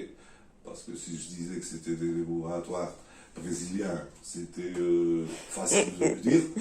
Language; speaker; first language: French; non-native, learner; Portuguese